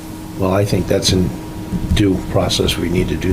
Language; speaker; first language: English; native; English